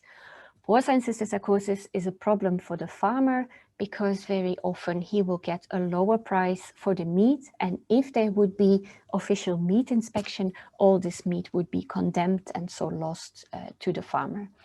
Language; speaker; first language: English; non-native, fluent; Dutch